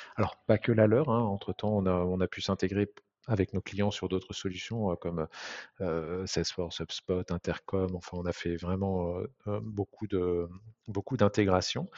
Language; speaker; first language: French; native; French